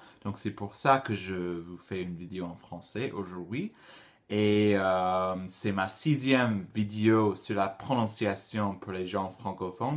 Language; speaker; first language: French; non-native, fluent; English